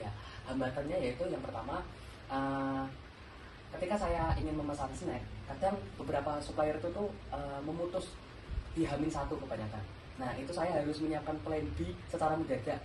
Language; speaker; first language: Indonesian; native; Indonesian